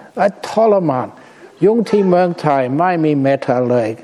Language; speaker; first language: Thai; non-native, fluent; English